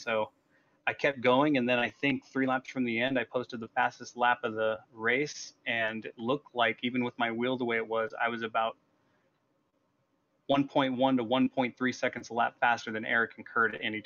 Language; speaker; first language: English; native; English